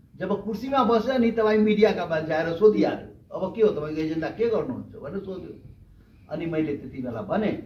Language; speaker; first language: Nepali; non-native, local second language; Maithili